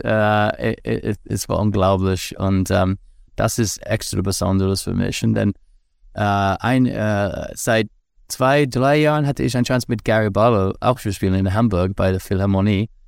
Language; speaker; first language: German; non-native, learner; English